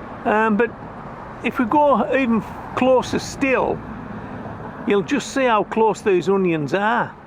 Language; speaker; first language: English; native; English